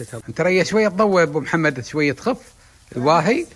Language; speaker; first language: Arabic; native; Arabic